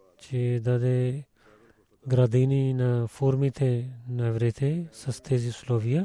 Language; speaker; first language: Bulgarian; non-native, learner; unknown